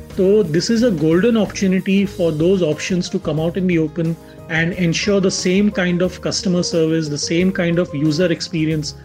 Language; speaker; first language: English; non-native, local second language; Hindi